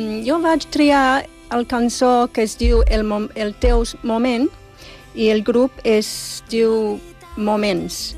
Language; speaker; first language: Catalan; non-native, fluent; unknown